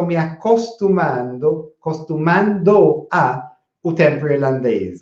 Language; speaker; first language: Portuguese; non-native, fluent; English